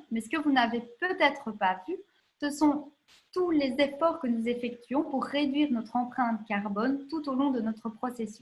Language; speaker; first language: French; native; French